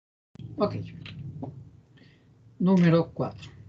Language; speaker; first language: Spanish; native; Spanish